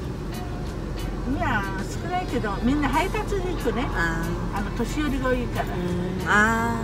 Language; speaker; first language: Japanese; native; Japanese